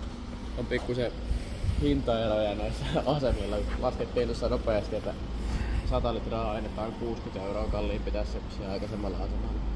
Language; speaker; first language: Finnish; native; Finnish